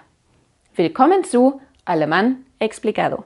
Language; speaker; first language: Spanish; non-native, fluent; German